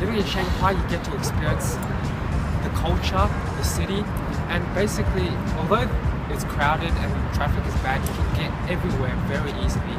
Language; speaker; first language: English; native; English